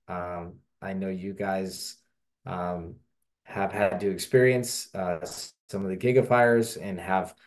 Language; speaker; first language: English; native; English